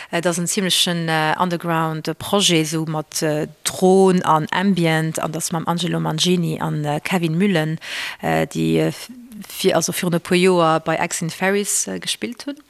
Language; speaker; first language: Luxembourgish; early bilingual, other home language; Portuguese